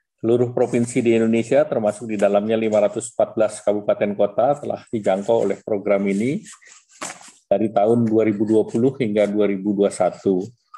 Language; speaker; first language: Indonesian; native; Indonesian